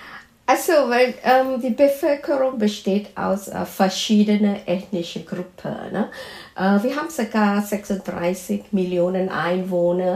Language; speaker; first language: German; non-native, fluent; Malay